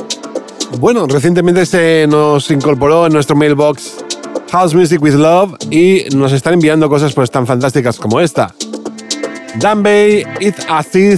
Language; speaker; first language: Spanish; native; Spanish